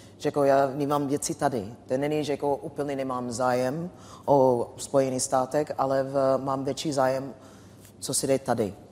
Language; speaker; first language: Czech; non-native, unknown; English